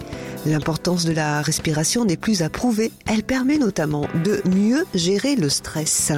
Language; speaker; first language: French; native; French